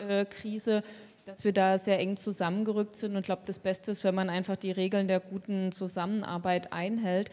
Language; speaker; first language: German; native; German